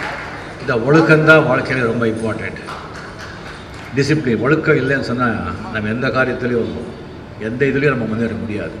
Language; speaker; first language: Tamil; non-native, fluent; Marathi